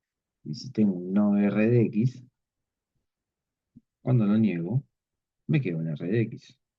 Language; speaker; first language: Spanish; native; Spanish